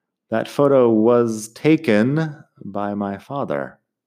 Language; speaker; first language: English; native; English